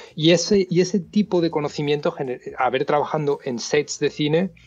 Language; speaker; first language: Spanish; native; Spanish